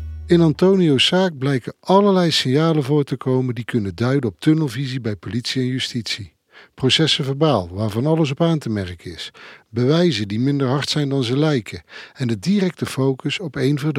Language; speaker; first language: Dutch; native; Dutch